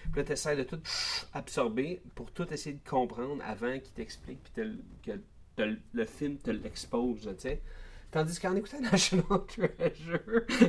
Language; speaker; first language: French; native; French